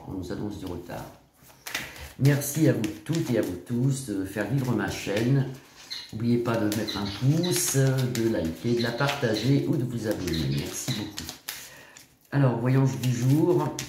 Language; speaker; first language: French; native; French